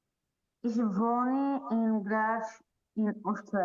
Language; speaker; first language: German; non-native, learner; Bangla